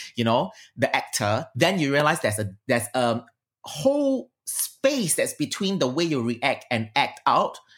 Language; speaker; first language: English; native; English